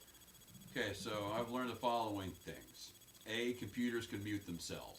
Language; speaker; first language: English; native; English